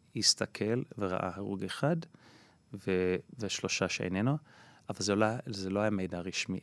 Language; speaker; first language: Hebrew; non-native, fluent; English